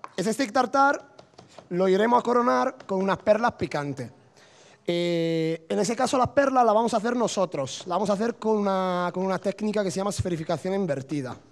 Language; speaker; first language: Spanish; non-native, fluent; Italian